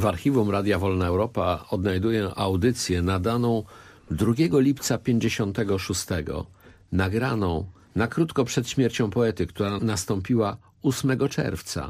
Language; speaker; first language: Polish; native; Polish